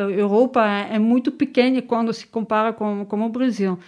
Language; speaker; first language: Portuguese; non-native, learner; Dutch